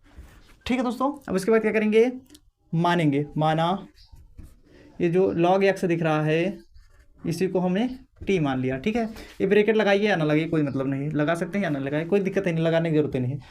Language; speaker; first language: Hindi; native; Hindi